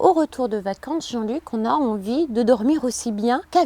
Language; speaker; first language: French; native; French